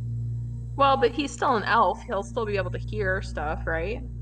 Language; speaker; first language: English; native; English